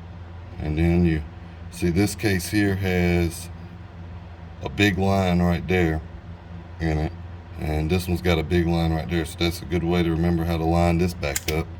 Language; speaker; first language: English; native; English